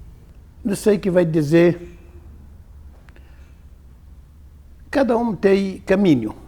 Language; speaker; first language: Portuguese; non-native, learner; Arabic